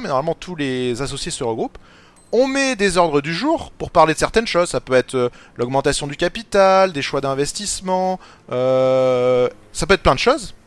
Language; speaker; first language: French; native; French